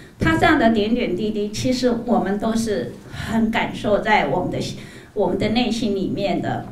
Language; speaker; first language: Chinese; native; Chinese